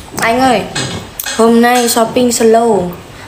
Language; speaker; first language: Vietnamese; non-native, learner; Indonesian